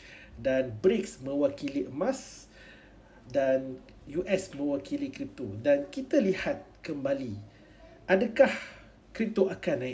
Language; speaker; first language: Malay; native; Malay